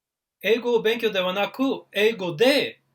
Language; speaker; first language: Japanese; non-native, learner; English